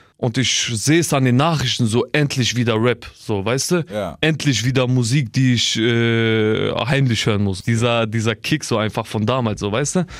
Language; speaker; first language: German; early bilingual, other home language; Albanian